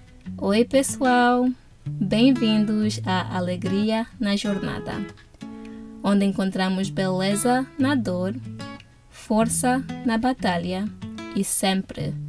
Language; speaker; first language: Portuguese; non-native, fluent; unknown